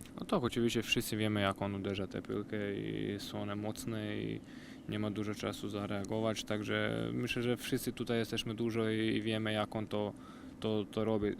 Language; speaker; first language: Polish; non-native, learner; Croatian